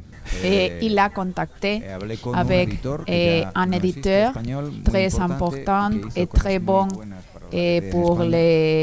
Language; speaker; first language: French; non-native, learner; Spanish